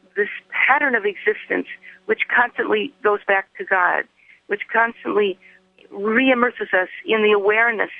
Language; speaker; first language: English; native; English